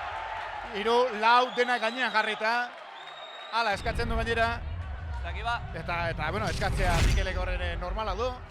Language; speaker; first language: Basque; native; Basque